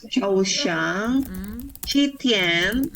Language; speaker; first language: Chinese; non-native, learner; Indonesian